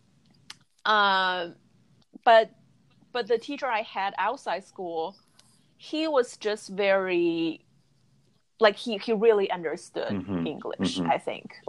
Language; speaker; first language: English; non-native, fluent; Chinese